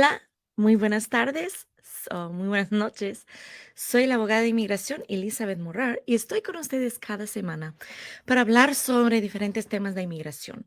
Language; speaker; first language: Spanish; non-native, fluent; English